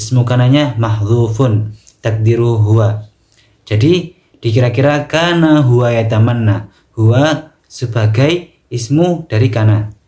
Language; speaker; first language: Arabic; non-native, learner; Indonesian